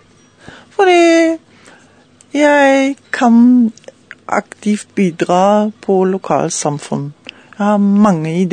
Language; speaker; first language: Norwegian; non-native, learner; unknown